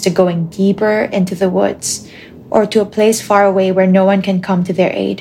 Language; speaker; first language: English; non-native, local second language; Filipino